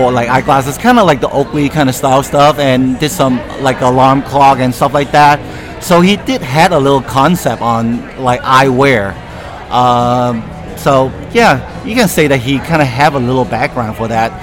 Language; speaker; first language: English; non-native, local second language; Cantonese